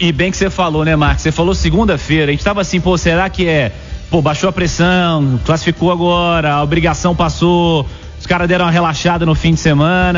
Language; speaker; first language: Portuguese; native; Portuguese